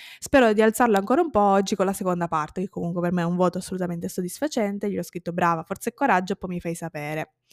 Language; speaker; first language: Italian; native; Italian